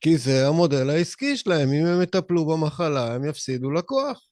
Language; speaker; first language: Hebrew; native; Hebrew